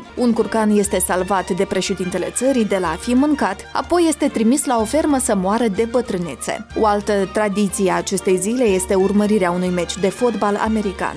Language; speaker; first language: Romanian; native; Romanian